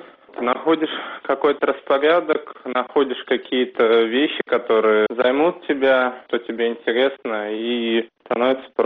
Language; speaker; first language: Russian; native; Russian